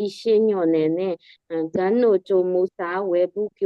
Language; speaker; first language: Korean; non-native, learner; Burmese